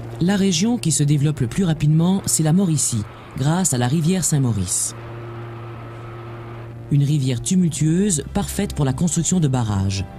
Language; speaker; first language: French; native; French